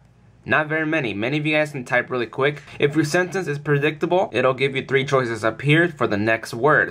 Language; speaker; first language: English; native; English